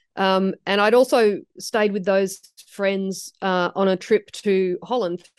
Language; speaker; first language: English; native; English